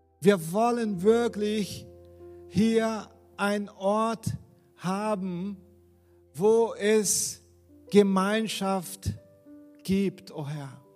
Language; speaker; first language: German; non-native, fluent; Portuguese